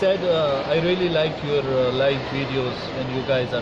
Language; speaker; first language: English; non-native, fluent; Pashto